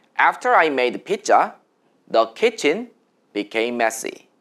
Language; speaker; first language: English; non-native, fluent; Korean